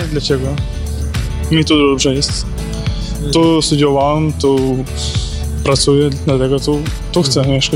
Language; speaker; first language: Polish; non-native, learner; Ukrainian